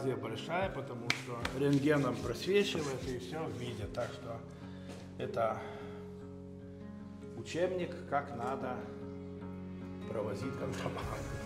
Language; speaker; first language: Russian; non-native, local second language; Lithuanian